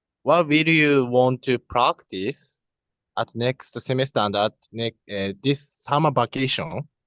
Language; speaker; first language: English; non-native, learner; Japanese